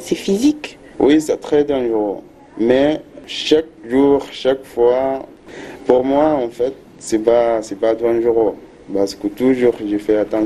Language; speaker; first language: French; non-native, learner; Arabic